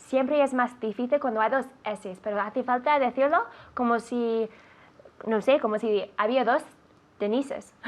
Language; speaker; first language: Spanish; non-native, fluent; English